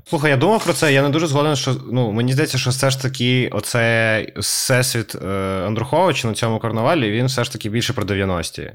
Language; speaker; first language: Ukrainian; native; Ukrainian